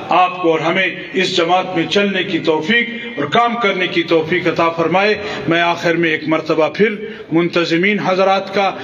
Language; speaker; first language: Urdu; non-native, local second language; Pashto